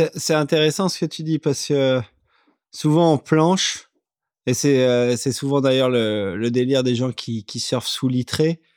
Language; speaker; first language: French; native; French